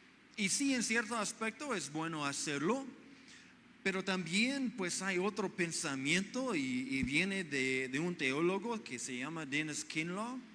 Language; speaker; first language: Spanish; non-native, fluent; English